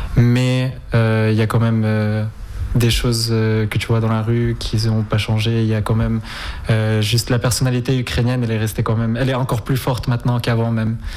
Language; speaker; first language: French; non-native, fluent; Spanish